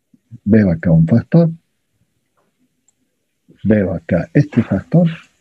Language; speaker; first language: Spanish; native; Spanish